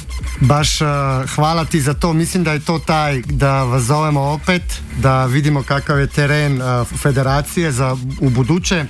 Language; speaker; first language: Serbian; non-native, fluent; Slovenian